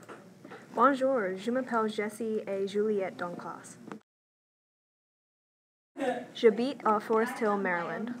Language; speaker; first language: French; non-native, learner; English